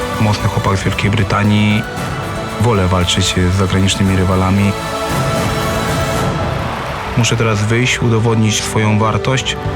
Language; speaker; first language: Polish; native; Polish